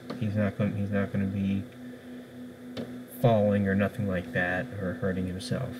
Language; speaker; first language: English; native; English